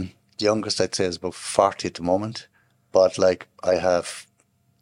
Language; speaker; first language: English; native; English